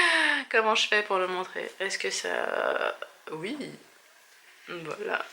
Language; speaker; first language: French; native; French